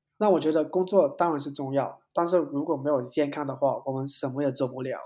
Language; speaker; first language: Chinese; non-native, local second language; Cantonese